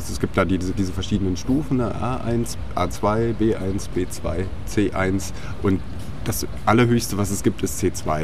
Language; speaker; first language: German; native; German